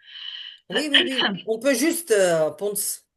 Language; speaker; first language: French; non-native, learner; Ukrainian